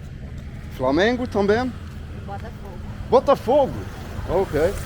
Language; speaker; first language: Portuguese; non-native, learner; English